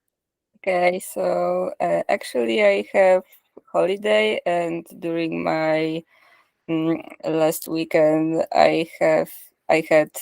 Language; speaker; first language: English; non-native, learner; Polish